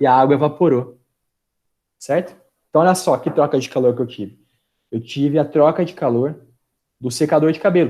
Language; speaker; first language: Portuguese; native; Portuguese